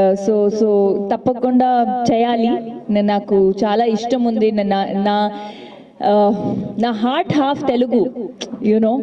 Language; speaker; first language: Telugu; non-native, local second language; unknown